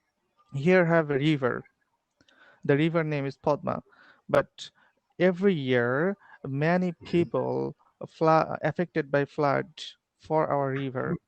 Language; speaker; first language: English; non-native, learner; Bangla